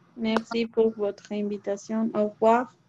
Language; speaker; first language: French; non-native, learner; Spanish